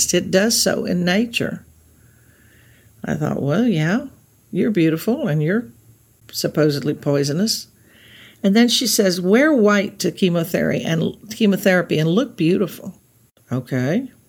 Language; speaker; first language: English; native; English